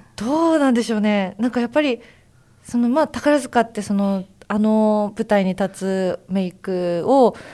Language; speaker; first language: Japanese; native; Japanese